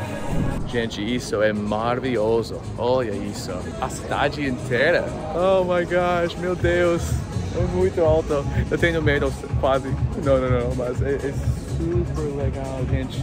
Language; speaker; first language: Portuguese; non-native, fluent; English